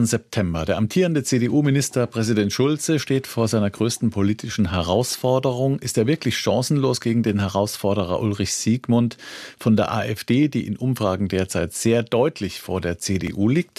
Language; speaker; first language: German; native; German